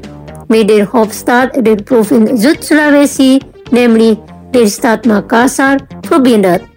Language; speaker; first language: German; non-native, fluent; Indonesian